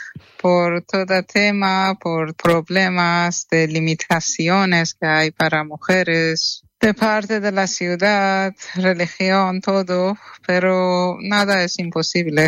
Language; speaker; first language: Spanish; non-native, fluent; Persian